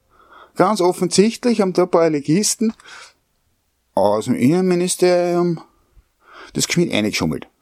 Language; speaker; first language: German; native; German